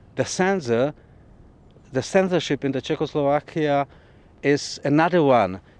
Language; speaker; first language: English; non-native, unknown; Czech